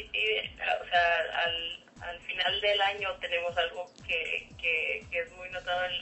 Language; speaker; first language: Spanish; early bilingual, heritage; Spanish